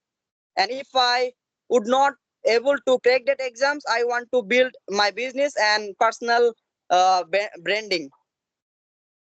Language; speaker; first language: English; non-native, learner; Assamese